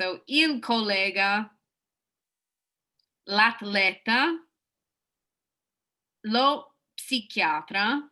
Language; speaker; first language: Italian; non-native, fluent; English